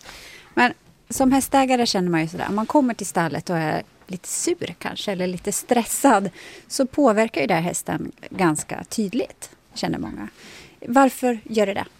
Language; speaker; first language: Swedish; native; Swedish